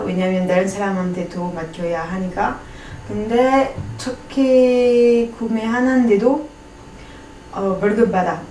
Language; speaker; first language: Korean; non-native, learner; French